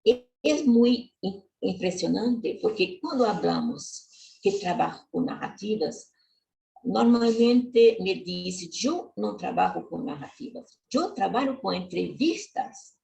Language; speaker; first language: Spanish; non-native, learner; Portuguese